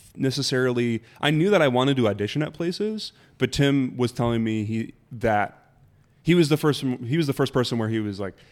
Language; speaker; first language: English; native; English